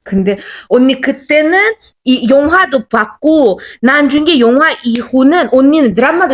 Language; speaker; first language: Korean; non-native, fluent; Uzbek